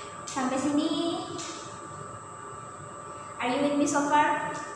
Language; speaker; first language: English; non-native, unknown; Indonesian